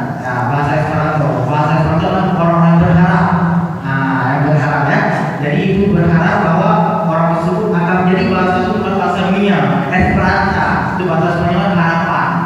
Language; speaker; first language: Indonesian; non-native, local second language; Achinese